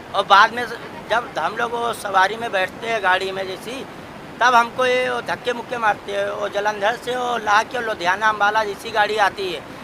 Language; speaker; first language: Hindi; native; Hindi